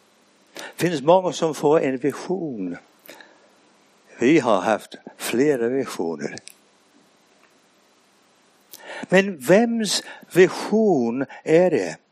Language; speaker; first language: Swedish; non-native, fluent; English